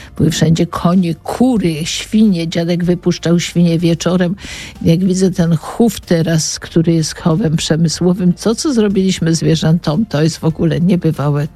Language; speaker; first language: Polish; native; Polish